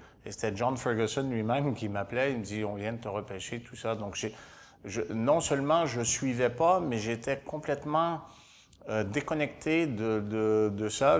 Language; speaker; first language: French; native; French